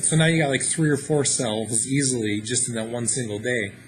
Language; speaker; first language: English; native; English